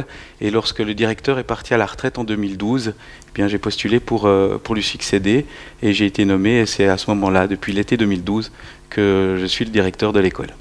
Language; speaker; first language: French; native; French